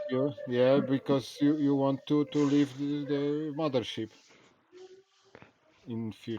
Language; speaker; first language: English; non-native, learner; Polish